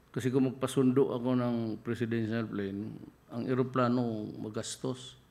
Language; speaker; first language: Filipino; non-native, local second language; Cebuano